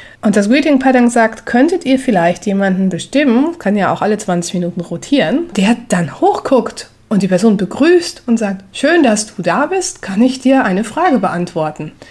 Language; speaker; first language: German; native; German